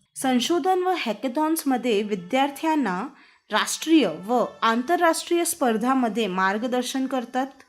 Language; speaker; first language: Marathi; non-native, local second language; Hindi